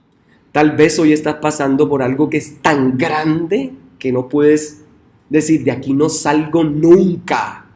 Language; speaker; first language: Spanish; native; Spanish